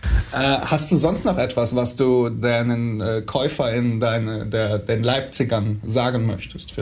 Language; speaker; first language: German; native; German